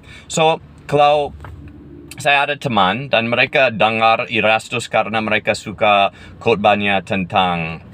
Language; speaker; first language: Indonesian; non-native, fluent; English